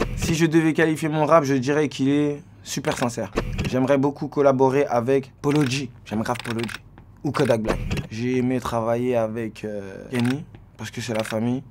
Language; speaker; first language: French; native; French